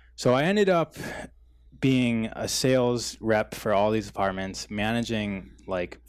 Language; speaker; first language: English; native; English